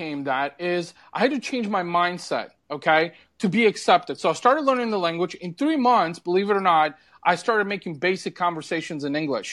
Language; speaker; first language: English; early bilingual, other home language; Bulgarian